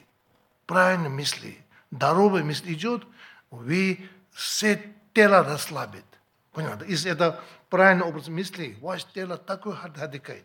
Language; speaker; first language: Russian; non-native, learner; Tibetan